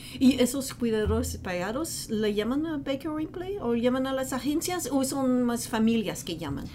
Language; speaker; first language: Spanish; non-native, fluent; English